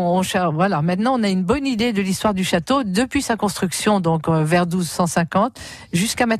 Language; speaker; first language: French; native; French